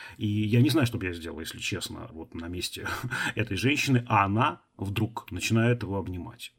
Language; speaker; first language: Russian; native; Russian